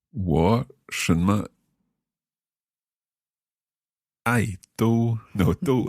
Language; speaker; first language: Chinese; non-native, learner; English